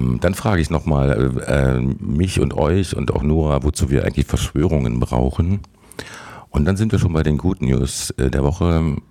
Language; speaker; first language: German; native; German